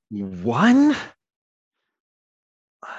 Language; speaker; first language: English; native; English